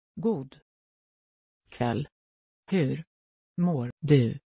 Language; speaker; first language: Swedish; non-native, learner; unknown